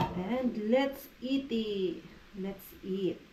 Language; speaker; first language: English; non-native, learner; Filipino